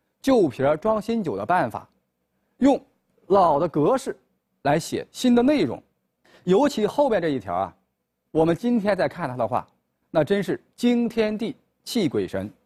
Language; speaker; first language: Chinese; native; Chinese